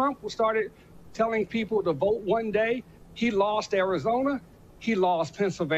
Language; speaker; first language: English; native; English